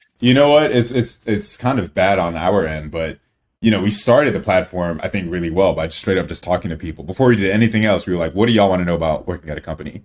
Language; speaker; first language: English; early bilingual, other home language; Igbo